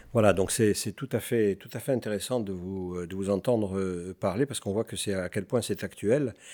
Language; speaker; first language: French; native; French